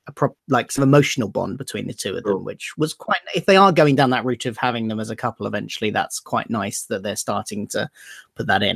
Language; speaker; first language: English; native; English